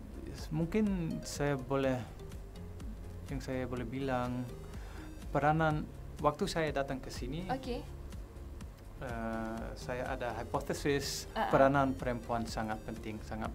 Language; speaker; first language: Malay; non-native, fluent; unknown